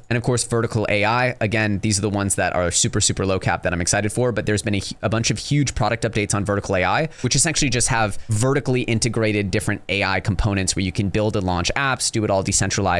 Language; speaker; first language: English; native; English